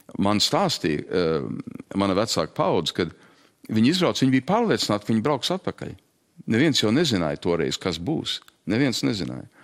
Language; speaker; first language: Latvian; early bilingual, heritage; Latvian